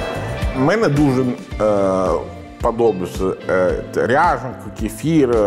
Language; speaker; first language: Ukrainian; non-native, learner; Italian